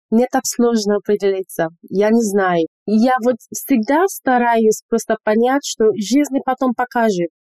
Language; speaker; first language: Russian; non-native, fluent; English